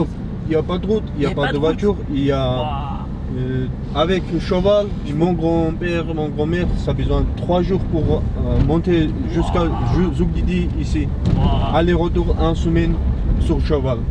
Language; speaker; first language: French; non-native, learner; Georgian